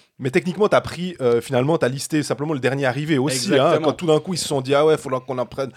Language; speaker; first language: French; native; French